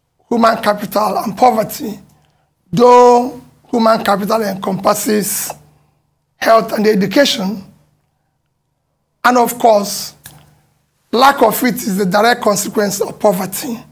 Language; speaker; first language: English; non-native, local second language; Igbo